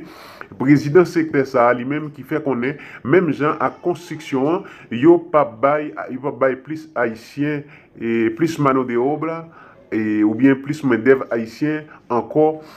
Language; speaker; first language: Haitian Creole; native; Haitian Creole